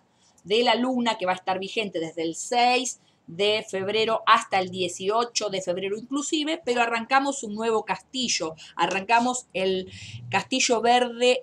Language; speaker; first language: Spanish; native; Spanish